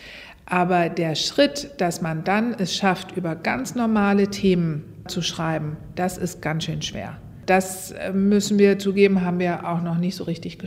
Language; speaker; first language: German; native; German